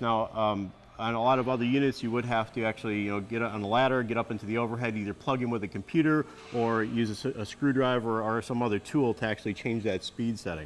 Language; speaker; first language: English; native; English